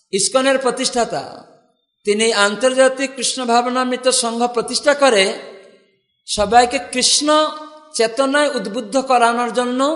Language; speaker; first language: Bangla; non-native, fluent; Odia